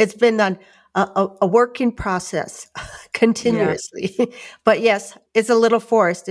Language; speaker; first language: English; native; English